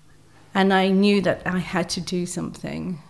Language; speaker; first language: English; native; English